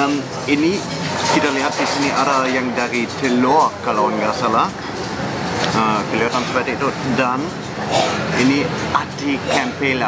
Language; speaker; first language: Indonesian; non-native, fluent; German